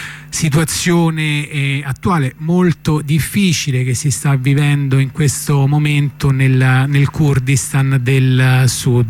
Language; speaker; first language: Italian; native; Italian